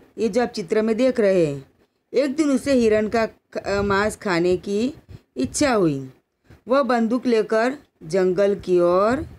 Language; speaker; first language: Hindi; non-native, local second language; Gujarati